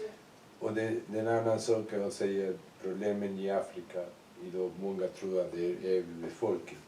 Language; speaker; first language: Swedish; non-native, learner; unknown